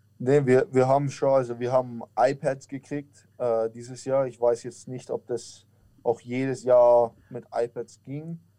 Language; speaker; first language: German; native; German